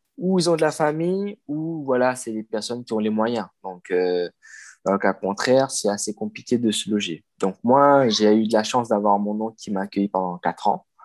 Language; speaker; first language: French; non-native, local second language; Morisyen